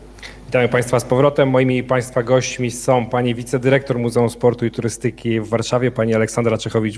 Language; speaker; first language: Polish; native; Polish